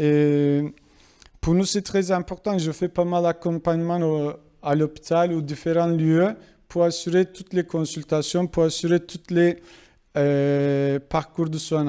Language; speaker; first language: French; non-native, fluent; Kurdish